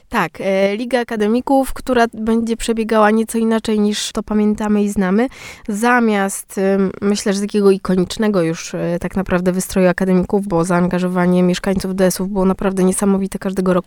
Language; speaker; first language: Polish; native; Polish